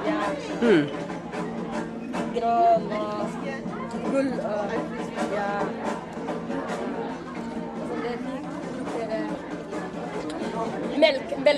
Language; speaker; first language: Norwegian; non-native, learner; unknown